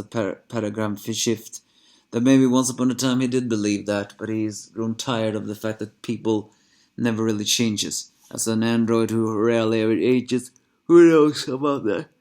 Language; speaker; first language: English; non-native, fluent; Swedish